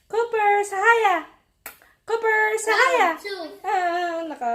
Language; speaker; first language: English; non-native, local second language; Filipino